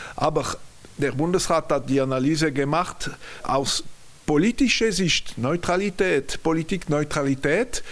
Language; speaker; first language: German; non-native, local second language; French